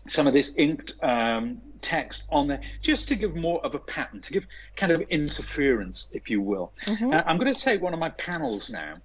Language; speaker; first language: English; native; English